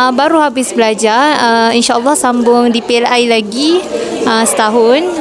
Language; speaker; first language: Malay; native; Malay